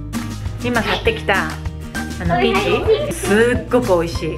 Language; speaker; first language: Japanese; native; Japanese